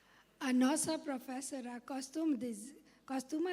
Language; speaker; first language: Portuguese; non-native, learner; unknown